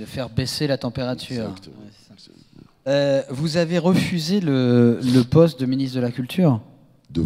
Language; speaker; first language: French; native; French